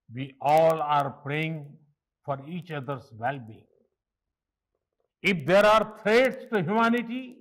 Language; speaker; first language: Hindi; non-native, local second language; Gujarati